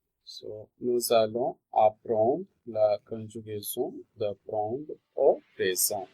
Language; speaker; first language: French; non-native, fluent; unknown